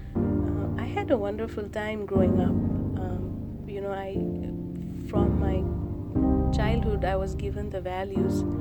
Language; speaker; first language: English; non-native, local second language; Nepali